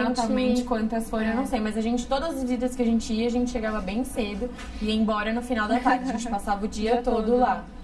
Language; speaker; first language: Portuguese; native; Portuguese